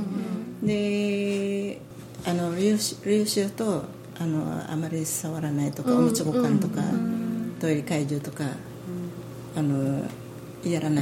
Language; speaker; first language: Japanese; non-native, learner; Filipino